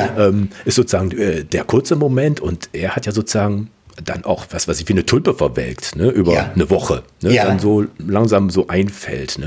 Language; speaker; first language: German; native; German